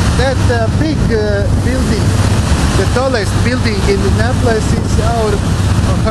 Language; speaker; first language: English; non-native, learner; Croatian